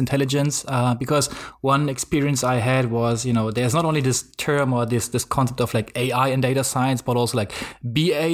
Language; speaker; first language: English; non-native, fluent; German